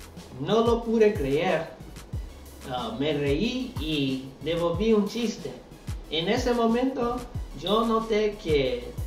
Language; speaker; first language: Spanish; non-native, learner; English